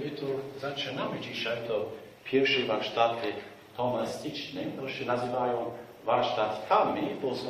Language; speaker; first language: Polish; non-native, fluent; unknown